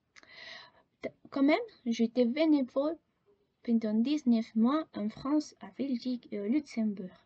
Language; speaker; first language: French; non-native, fluent; Spanish